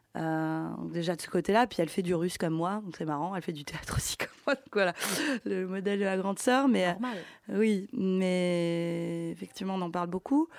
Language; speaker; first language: French; early bilingual, other home language; Ukrainian